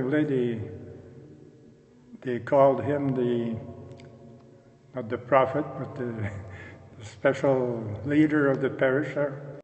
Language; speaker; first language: English; non-native, local second language; French